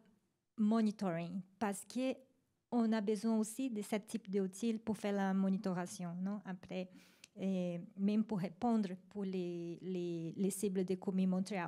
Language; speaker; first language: French; non-native, fluent; Spanish